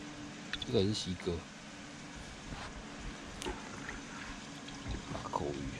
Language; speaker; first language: Chinese; native; Chinese